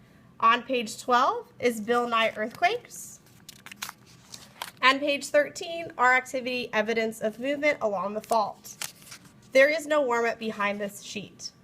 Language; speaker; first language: English; native; English